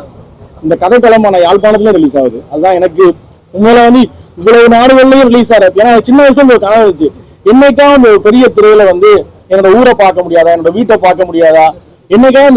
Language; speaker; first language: Tamil; native; Tamil